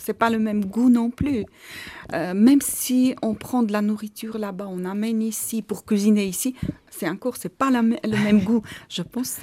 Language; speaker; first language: French; non-native, fluent; Armenian